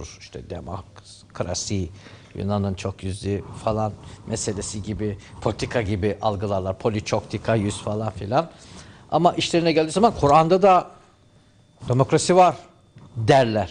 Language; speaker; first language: Turkish; native; Turkish